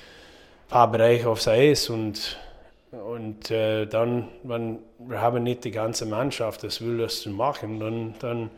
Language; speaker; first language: German; non-native, learner; English